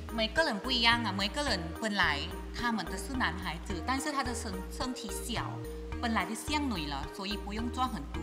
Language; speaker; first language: Chinese; non-native, learner; Thai